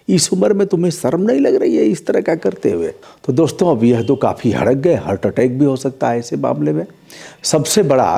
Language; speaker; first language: Hindi; native; Hindi